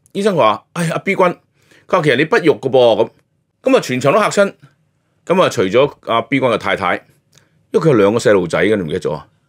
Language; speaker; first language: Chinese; non-native, local second language; Cantonese